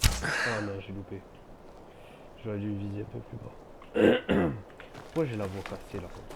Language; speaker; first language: French; native; French